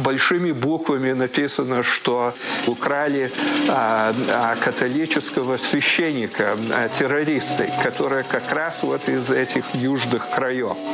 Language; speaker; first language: Russian; early bilingual, heritage; Russian